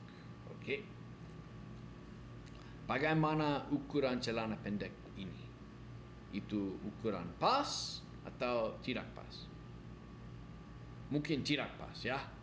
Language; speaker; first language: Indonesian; non-native, learner; English